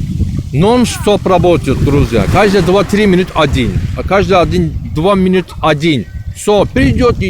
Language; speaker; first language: Russian; non-native, learner; Turkish